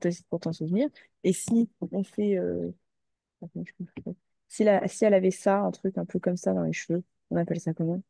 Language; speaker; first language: French; native; French